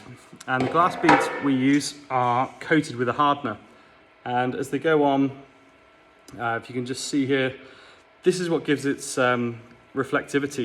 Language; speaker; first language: English; native; English